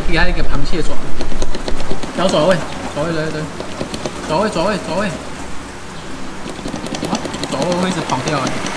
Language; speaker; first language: Chinese; native; Chinese